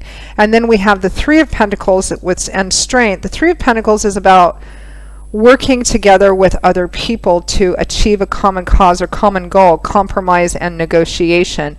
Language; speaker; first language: English; native; English